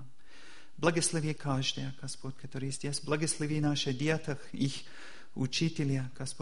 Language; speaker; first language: Russian; non-native, fluent; English